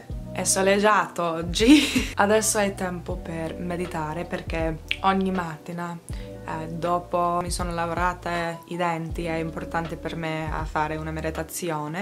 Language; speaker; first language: Italian; non-native, learner; English